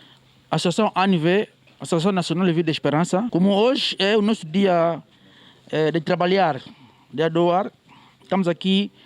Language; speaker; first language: Portuguese; native; Portuguese